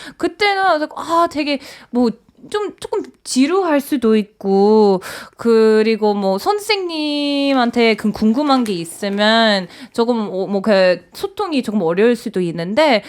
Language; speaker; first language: Korean; non-native, fluent; English